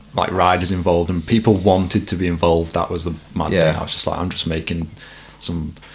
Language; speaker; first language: English; native; English